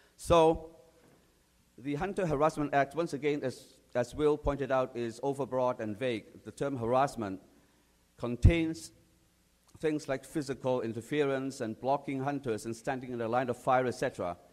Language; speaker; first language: English; native; English